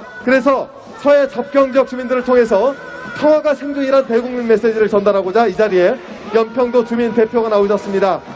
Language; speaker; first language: Korean; native; Korean